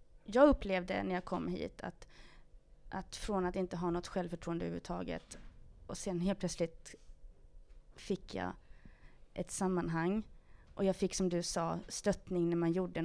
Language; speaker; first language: Swedish; native; Swedish